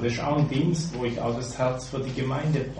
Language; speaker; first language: German; native; German